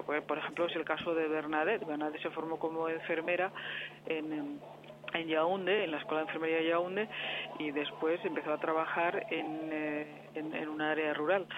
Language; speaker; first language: Spanish; native; Spanish